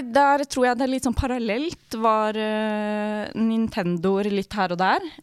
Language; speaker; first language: Norwegian; native; Norwegian